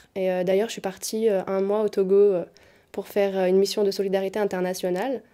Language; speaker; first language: French; native; French